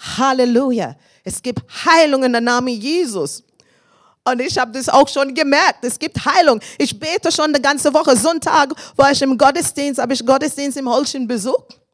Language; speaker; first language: German; non-native, fluent; English